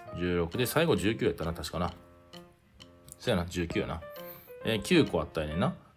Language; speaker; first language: Japanese; native; Japanese